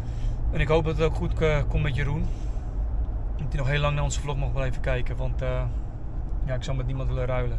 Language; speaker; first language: Dutch; native; Dutch